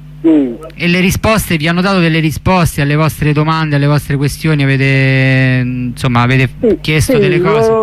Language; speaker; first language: Italian; native; Italian